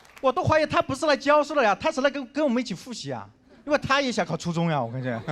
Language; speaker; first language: Chinese; non-native, local second language; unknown